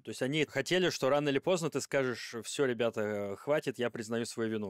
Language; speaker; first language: Russian; native; Russian